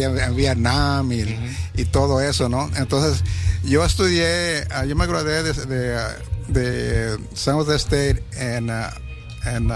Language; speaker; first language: Spanish; early bilingual, heritage; Spanish